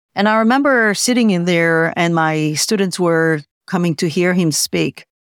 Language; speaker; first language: English; non-native, fluent; Hebrew